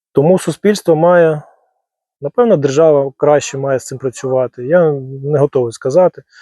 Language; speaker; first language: Ukrainian; non-native, local second language; Russian